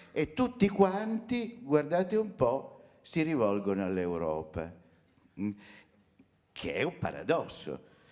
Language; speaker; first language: Italian; native; Italian